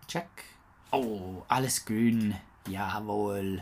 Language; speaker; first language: German; non-native, learner; English